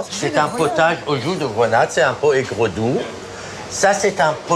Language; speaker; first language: French; non-native, fluent; Persian